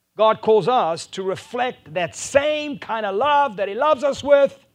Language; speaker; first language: English; non-native, local second language; Afrikaans